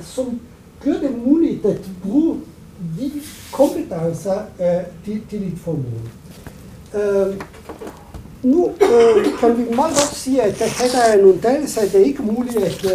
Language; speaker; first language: Danish; non-native, fluent; Italian